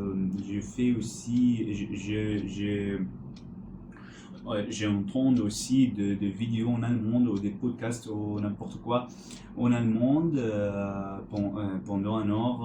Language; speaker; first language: French; non-native, learner; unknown